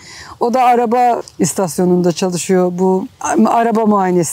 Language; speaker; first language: Turkish; native; Turkish